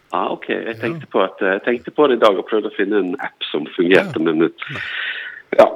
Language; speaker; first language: Norwegian; native; Norwegian